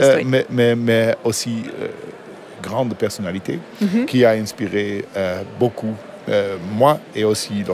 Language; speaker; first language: French; non-native, learner; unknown